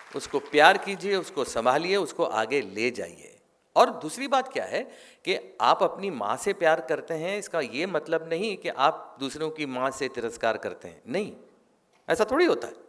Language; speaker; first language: Hindi; non-native, local second language; Marathi